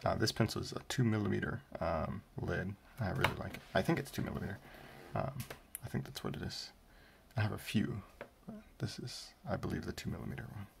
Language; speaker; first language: English; native; English